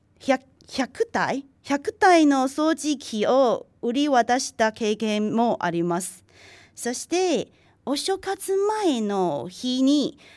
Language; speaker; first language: Japanese; non-native, fluent; Chinese